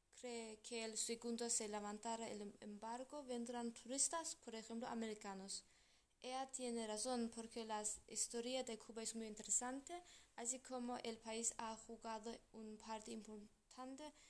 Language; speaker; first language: Spanish; non-native, learner; English